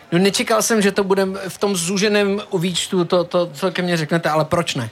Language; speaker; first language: Czech; native; Czech